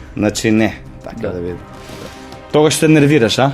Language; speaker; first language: Macedonian; native; Macedonian